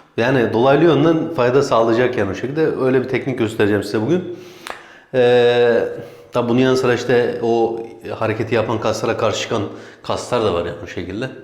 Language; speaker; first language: Turkish; native; Turkish